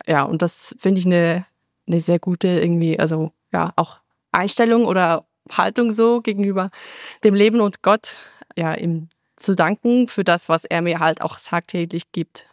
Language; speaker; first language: German; native; German